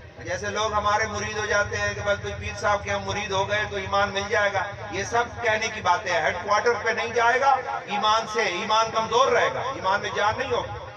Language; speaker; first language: Urdu; non-native, local second language; Punjabi